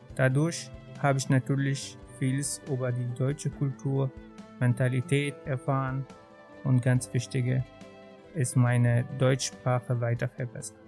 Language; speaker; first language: German; non-native, fluent; Arabic